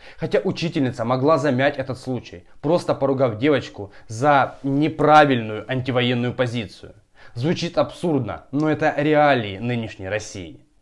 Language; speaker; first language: Russian; native; Russian